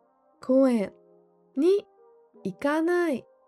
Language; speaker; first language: Japanese; non-native, fluent; English